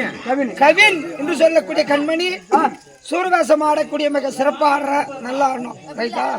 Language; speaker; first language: Tamil; native; Tamil